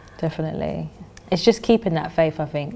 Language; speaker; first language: English; native; English